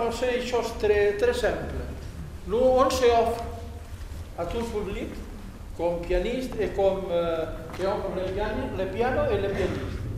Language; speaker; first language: French; non-native, fluent; Catalan